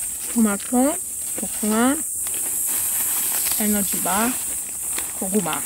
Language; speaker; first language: Korean; non-native, fluent; Russian